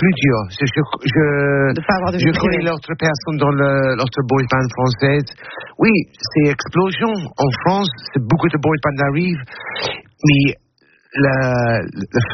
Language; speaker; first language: French; non-native, learner; English